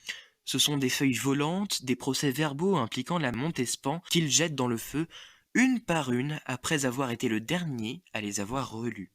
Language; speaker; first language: French; native; French